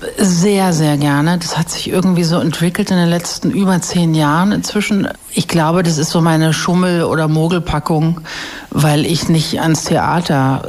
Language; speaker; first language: German; native; German